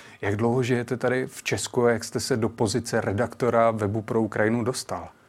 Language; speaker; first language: Czech; native; Czech